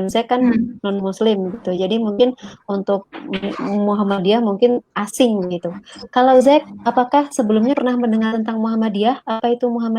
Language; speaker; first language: Indonesian; native; Indonesian